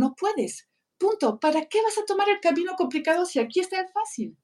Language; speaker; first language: Spanish; non-native, fluent; French